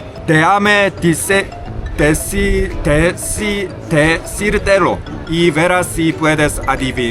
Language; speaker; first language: Spanish; non-native, learner; Korean